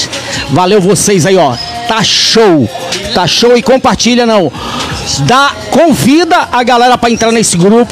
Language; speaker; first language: Portuguese; native; Portuguese